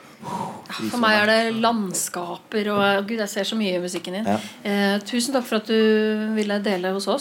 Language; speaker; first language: Norwegian; native; Norwegian